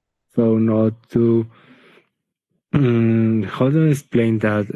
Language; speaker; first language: English; non-native, learner; Spanish